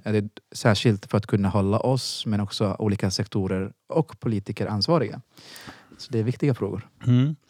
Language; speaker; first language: Swedish; non-native, fluent; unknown